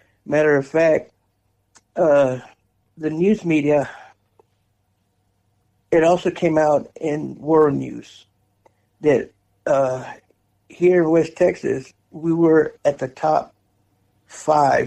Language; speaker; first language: English; native; English